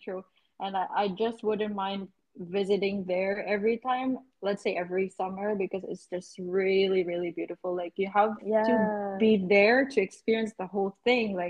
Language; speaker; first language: English; non-native, local second language; Cebuano